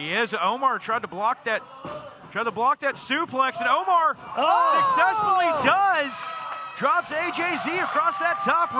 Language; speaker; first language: English; native; English